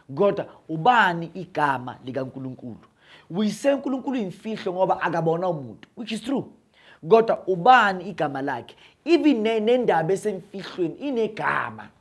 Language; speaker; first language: Zulu; non-native, local second language; Northern Sotho